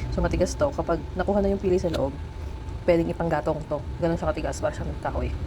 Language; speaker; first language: Filipino; non-native, local second language; Bikol